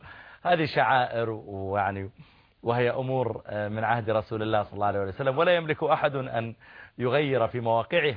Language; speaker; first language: Arabic; native; Arabic